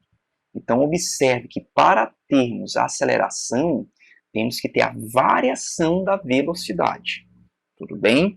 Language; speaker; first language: Portuguese; native; Portuguese